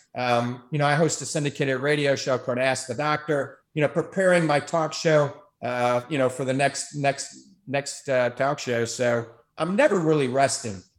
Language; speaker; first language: English; native; English